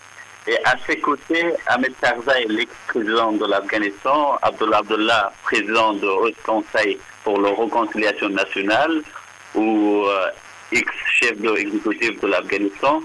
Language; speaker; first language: French; non-native, fluent; Persian